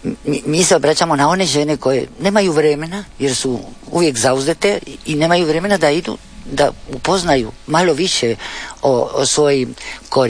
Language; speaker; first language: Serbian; early bilingual, heritage; Spanish